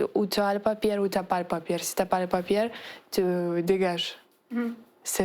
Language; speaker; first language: French; non-native, fluent; Ukrainian